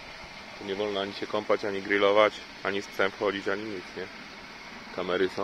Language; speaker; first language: Polish; native; Polish